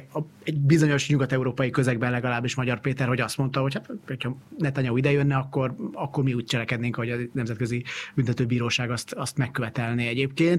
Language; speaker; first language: Hungarian; native; Hungarian